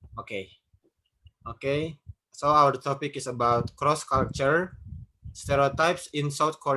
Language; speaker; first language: English; non-native, learner; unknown